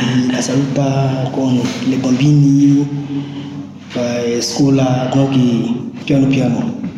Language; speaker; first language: Italian; non-native, learner; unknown